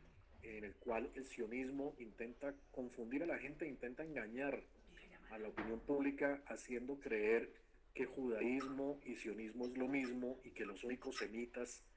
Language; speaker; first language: Spanish; native; Spanish